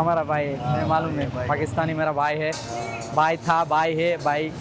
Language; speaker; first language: Hindi; non-native, learner; Bangla